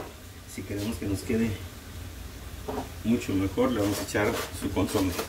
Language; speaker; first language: Spanish; native; Spanish